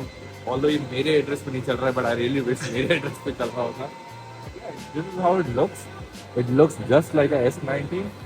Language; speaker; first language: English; non-native, local second language; Hindi